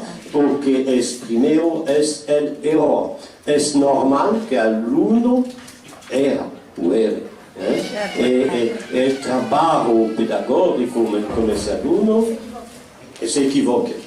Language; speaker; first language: Portuguese; non-native, fluent; French